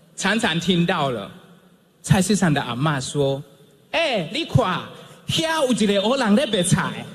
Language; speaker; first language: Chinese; non-native, fluent; Swahili